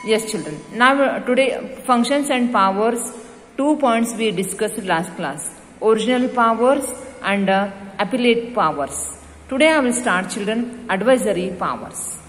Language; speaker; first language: English; non-native, local second language; Kannada